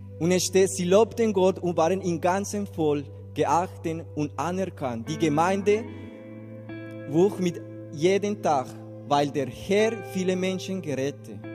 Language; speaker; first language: German; non-native, learner; Spanish